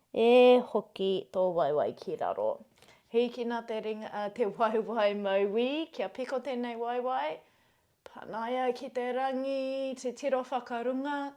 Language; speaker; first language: Māori; non-native, local second language; English